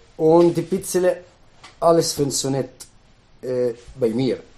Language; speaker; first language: German; non-native, learner; Arabic